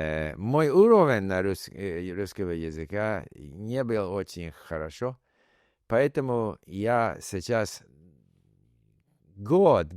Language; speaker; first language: Russian; non-native, learner; English